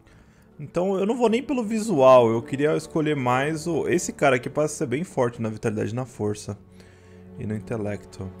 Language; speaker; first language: Portuguese; native; Portuguese